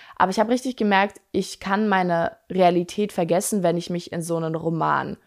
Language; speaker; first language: German; native; German